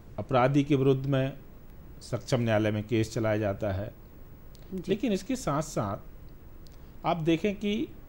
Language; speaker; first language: Hindi; native; Hindi